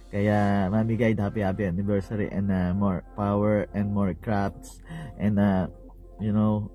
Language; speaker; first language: English; non-native, local second language; Filipino